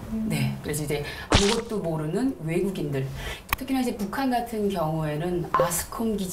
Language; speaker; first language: Korean; native; Korean